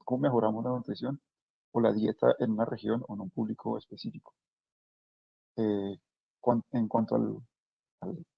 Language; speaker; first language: Spanish; native; Spanish